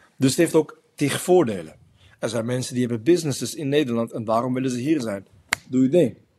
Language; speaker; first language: Dutch; early bilingual, other home language; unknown